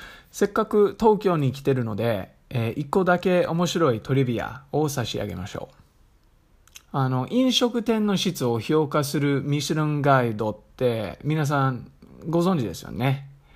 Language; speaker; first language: Japanese; non-native, fluent; English